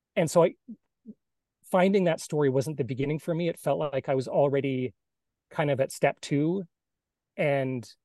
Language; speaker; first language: English; native; English